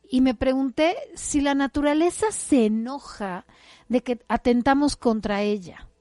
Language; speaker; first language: Spanish; native; Spanish